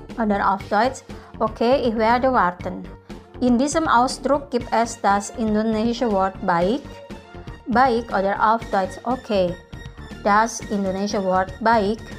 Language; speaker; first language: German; non-native, fluent; Indonesian